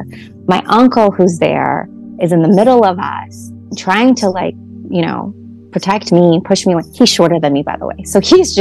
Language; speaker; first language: English; native; English